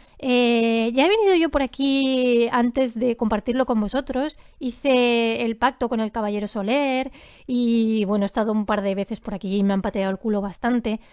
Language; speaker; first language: Spanish; native; Spanish